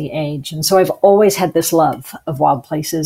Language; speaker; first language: English; native; English